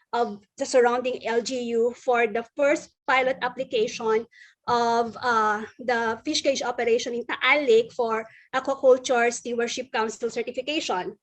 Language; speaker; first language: English; non-native, local second language; Filipino